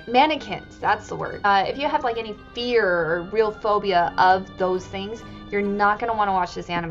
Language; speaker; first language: English; native; English